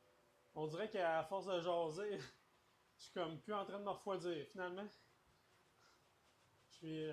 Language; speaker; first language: French; native; French